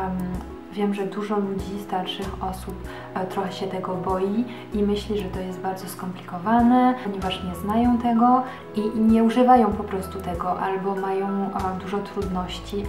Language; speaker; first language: Polish; early bilingual, heritage; Polish